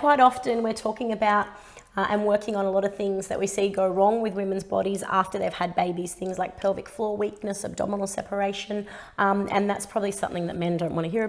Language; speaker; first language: English; native; English